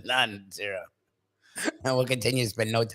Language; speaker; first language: English; native; English